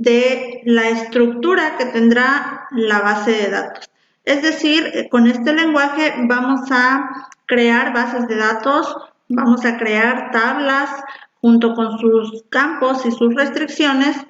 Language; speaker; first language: Spanish; native; Spanish